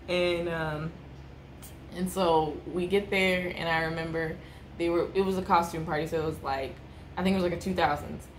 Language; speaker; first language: English; native; English